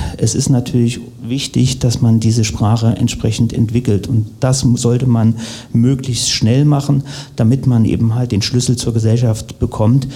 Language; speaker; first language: German; native; German